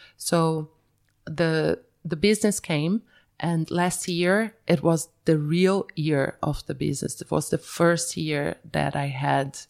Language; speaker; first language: English; early bilingual, other home language; Portuguese